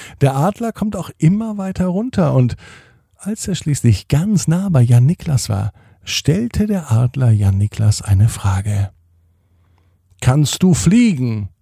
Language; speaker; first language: German; native; German